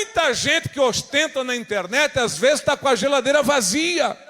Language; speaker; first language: Portuguese; native; Portuguese